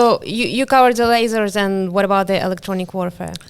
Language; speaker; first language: English; non-native, fluent; Ukrainian